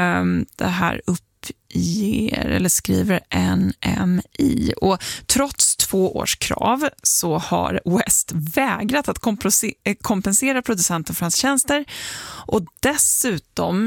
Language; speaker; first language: Swedish; native; Swedish